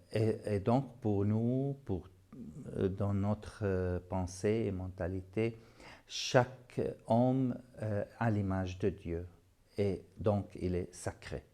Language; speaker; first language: French; non-native, fluent; Arabic